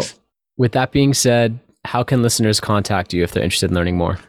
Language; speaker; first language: English; non-native, fluent; Russian